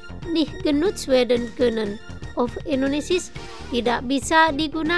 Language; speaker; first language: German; non-native, fluent; Indonesian